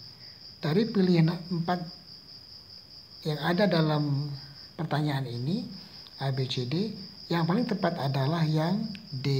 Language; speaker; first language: Indonesian; native; Indonesian